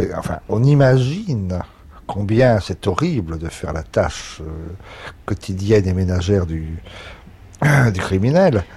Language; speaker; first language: French; native; French